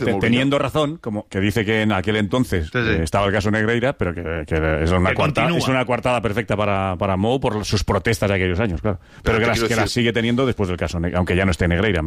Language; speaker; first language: Spanish; native; Spanish